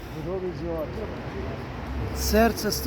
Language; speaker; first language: Russian; non-native, local second language; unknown